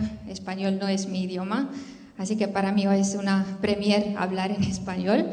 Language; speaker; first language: Spanish; non-native, fluent; Romanian